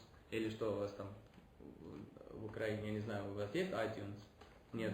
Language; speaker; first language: Russian; early bilingual, heritage; Russian